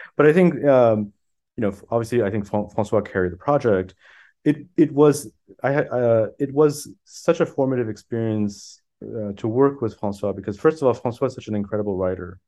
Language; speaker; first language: English; early bilingual, other home language; French